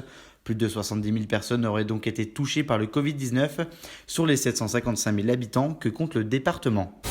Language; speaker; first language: French; native; French